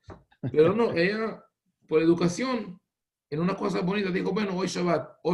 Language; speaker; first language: Spanish; non-native, fluent; Hebrew